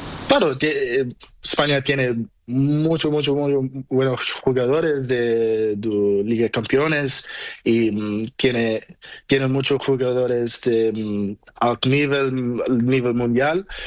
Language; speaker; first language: Spanish; non-native, learner; Portuguese